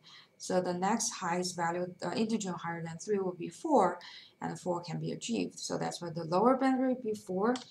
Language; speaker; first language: English; non-native, fluent; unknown